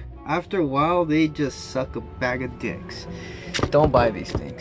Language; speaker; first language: English; native; English